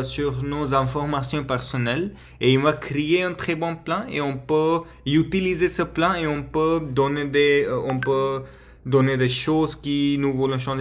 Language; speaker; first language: French; non-native, fluent; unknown